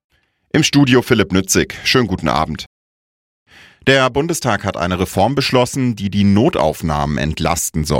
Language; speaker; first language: German; native; German